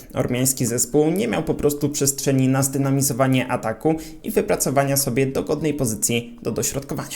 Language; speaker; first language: Polish; native; Polish